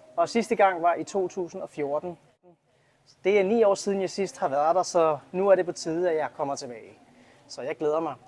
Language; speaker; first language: Danish; native; Danish